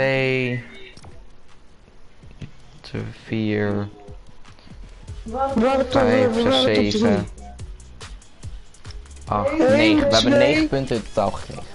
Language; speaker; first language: Dutch; native; Dutch